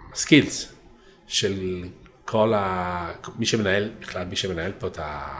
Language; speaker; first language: Hebrew; non-native, fluent; Italian